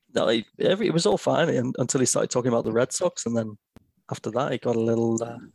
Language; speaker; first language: English; native; English